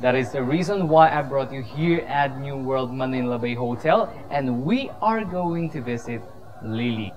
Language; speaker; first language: English; non-native, local second language; Filipino